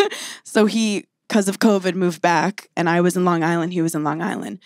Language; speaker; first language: English; native; English